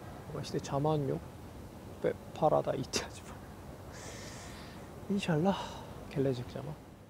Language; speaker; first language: Turkish; non-native, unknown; Korean